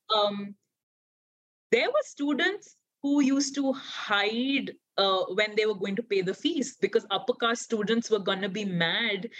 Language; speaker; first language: English; non-native, local second language; Hindi